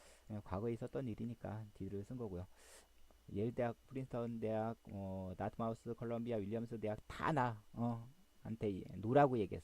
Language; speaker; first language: Korean; native; Korean